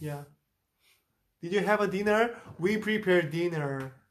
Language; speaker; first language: English; non-native, learner; Korean